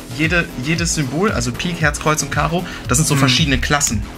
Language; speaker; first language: German; native; German